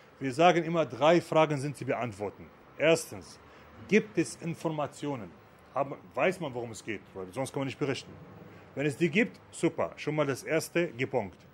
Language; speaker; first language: German; non-native, fluent; Arabic